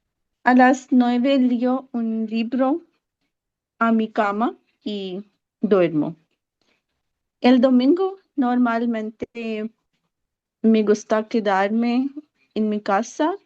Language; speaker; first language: Spanish; non-native, learner; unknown